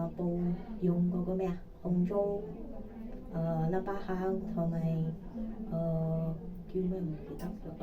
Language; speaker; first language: Cantonese; non-native, fluent; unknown